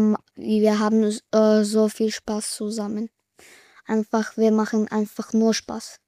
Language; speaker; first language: German; early bilingual, other home language; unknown